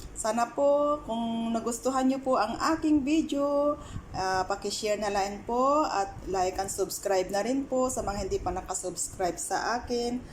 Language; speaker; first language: Filipino; non-native, local second language; Iloko